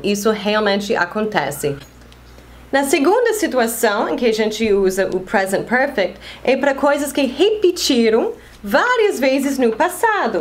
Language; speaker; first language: Portuguese; non-native, fluent; English